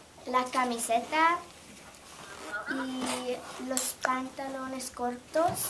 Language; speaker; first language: Spanish; non-native, learner; English